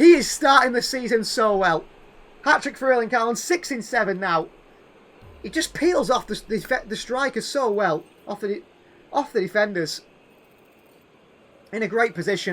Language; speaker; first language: English; native; English